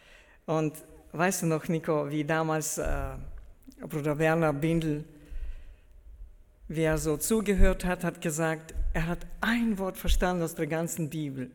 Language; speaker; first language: German; early bilingual, heritage; German